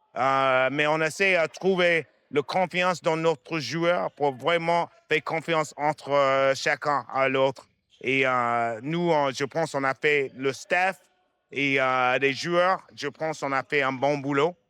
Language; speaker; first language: French; non-native, fluent; English